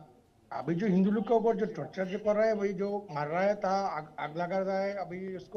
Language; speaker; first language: Hindi; non-native, local second language; Bangla